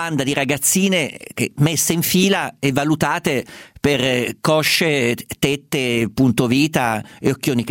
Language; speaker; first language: Italian; native; Italian